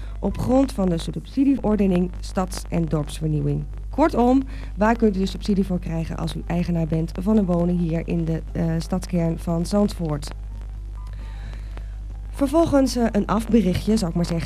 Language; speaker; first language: Dutch; native; Dutch